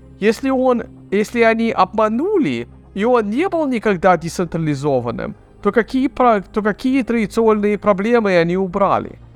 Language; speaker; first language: Russian; early bilingual, heritage; Russian